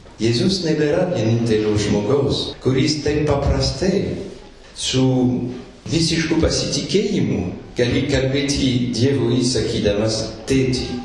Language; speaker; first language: Lithuanian; non-native, fluent; French